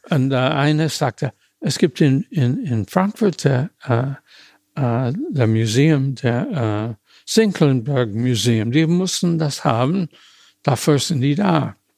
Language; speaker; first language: German; non-native, fluent; English